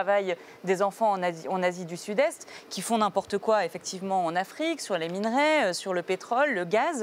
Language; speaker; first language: French; native; French